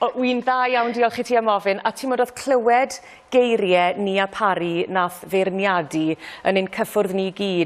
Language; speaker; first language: Welsh; native; Welsh